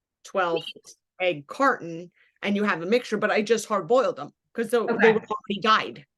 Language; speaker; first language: English; native; English